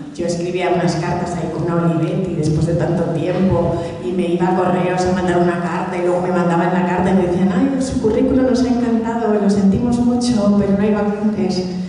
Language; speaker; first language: Spanish; early bilingual, other home language; Catalan